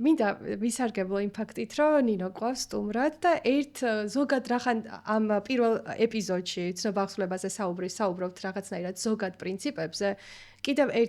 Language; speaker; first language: Georgian; native; Georgian